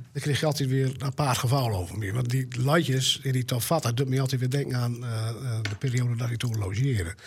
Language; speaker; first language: Dutch; native; Dutch